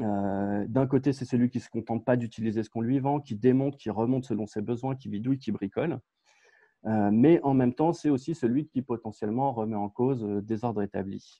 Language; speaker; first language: French; native; French